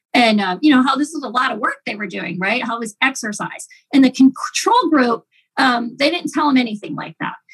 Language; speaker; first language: English; native; English